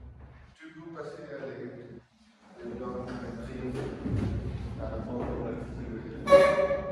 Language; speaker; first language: French; non-native, learner; Spanish